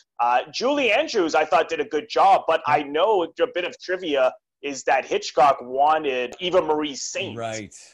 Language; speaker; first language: English; native; English